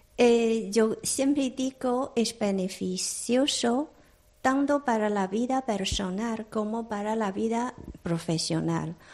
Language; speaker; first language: Spanish; non-native, fluent; Chinese